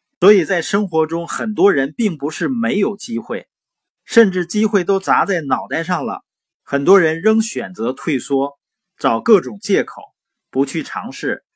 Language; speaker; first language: Chinese; native; Chinese